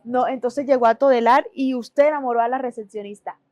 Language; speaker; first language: Spanish; native; Spanish